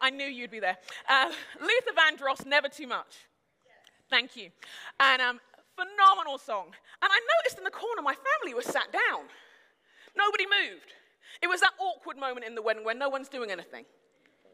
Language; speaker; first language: English; native; English